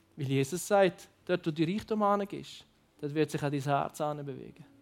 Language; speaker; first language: German; native; German